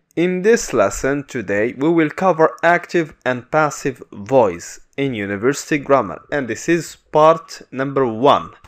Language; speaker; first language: English; non-native, fluent; Arabic